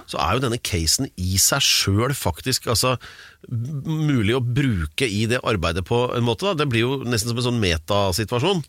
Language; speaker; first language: Norwegian; native; Norwegian